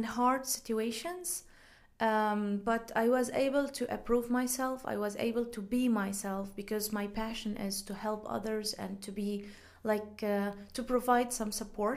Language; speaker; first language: English; non-native, fluent; Arabic